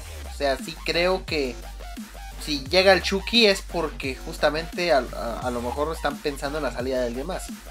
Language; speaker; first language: Spanish; native; Spanish